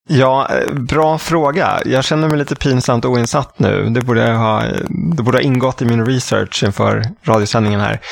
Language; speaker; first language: Swedish; native; Swedish